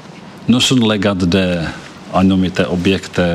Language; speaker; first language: Romanian; non-native, fluent; Czech